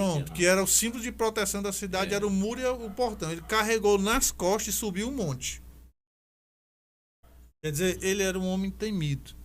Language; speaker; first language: Portuguese; native; Portuguese